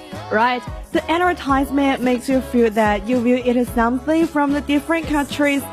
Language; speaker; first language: English; non-native, learner; Chinese